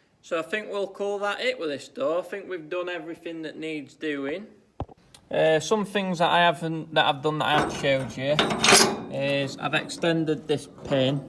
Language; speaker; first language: English; native; English